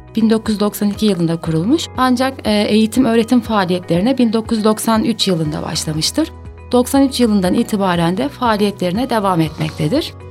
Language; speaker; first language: Turkish; native; Turkish